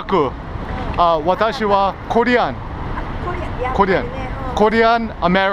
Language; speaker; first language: Japanese; non-native, learner; English